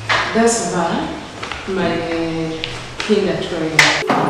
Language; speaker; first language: German; non-native, learner; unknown